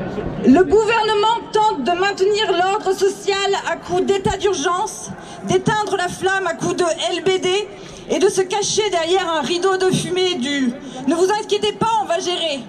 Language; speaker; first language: French; native; French